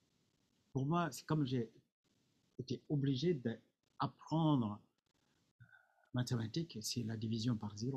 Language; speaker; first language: French; non-native, fluent; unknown